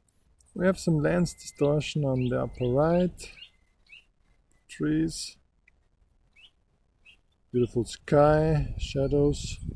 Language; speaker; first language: English; non-native, fluent; German